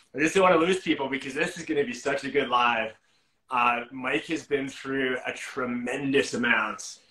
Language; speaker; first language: English; native; English